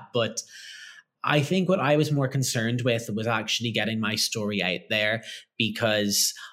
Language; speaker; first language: English; native; English